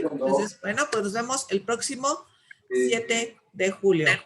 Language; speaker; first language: Spanish; native; Spanish